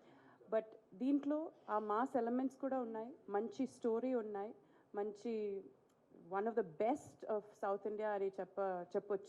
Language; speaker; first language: Telugu; non-native, fluent; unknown